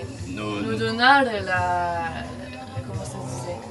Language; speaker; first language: Spanish; non-native, learner; French